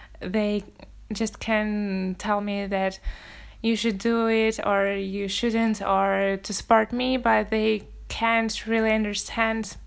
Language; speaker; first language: English; non-native, fluent; Russian